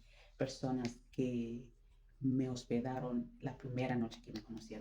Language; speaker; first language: Spanish; non-native, fluent; French